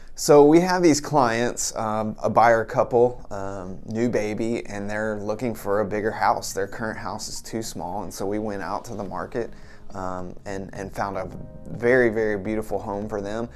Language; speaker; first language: English; native; English